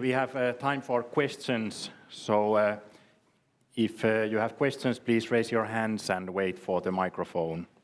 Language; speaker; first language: English; non-native, fluent; Finnish